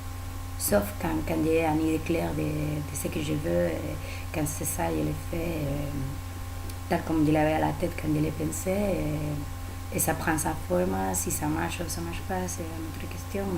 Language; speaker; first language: French; non-native, learner; Spanish